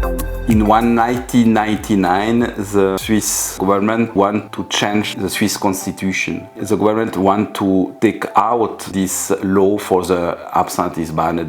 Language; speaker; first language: English; non-native, learner; French